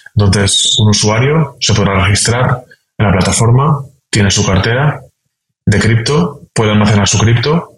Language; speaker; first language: Spanish; native; Spanish